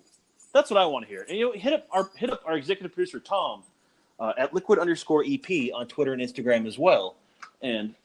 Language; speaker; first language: English; native; English